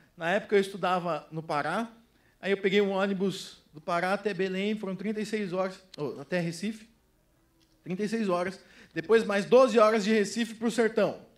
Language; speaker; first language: Portuguese; native; Portuguese